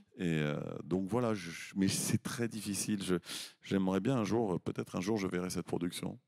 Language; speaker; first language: French; native; French